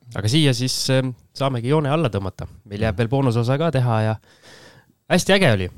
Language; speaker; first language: Estonian; native; Estonian